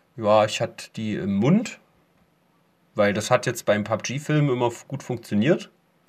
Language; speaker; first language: German; native; German